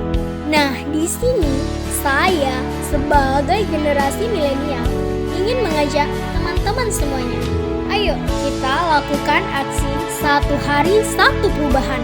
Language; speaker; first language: Indonesian; native; Indonesian